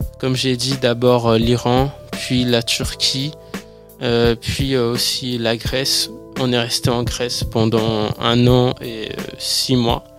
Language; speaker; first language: French; early bilingual, other home language; Persian